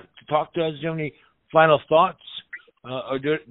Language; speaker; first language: English; native; English